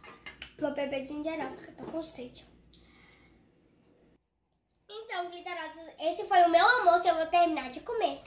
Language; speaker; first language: Portuguese; early bilingual, heritage; Portuguese